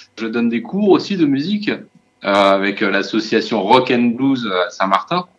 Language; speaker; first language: French; native; French